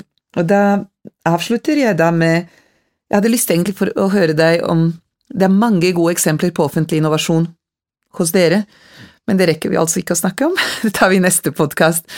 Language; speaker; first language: Norwegian; native; Norwegian